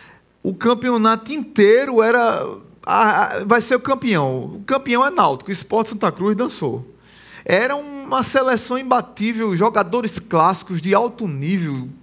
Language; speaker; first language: Portuguese; native; Portuguese